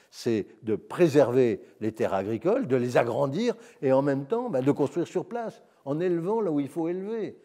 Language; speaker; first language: French; native; French